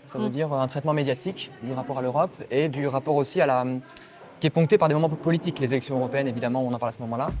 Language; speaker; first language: French; native; French